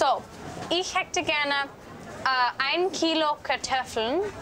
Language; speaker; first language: German; non-native, learner; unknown